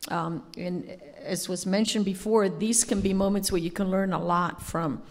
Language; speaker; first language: English; non-native, fluent; Spanish